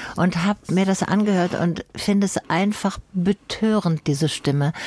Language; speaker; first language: German; native; German